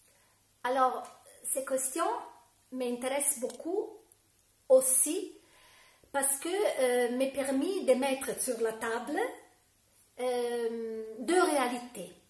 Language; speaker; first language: French; non-native, fluent; Italian